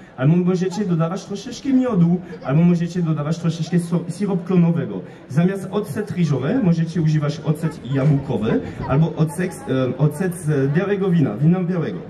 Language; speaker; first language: Polish; non-native, fluent; French